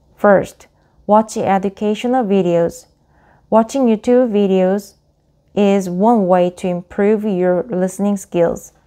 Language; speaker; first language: English; non-native, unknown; Korean